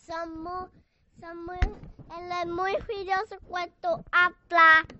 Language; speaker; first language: Spanish; early bilingual, heritage; Spanish